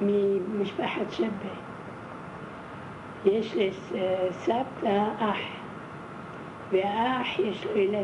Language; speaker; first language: Hebrew; non-native, fluent; Arabic